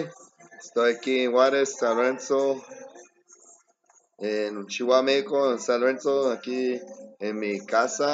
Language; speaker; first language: Spanish; early bilingual, heritage; English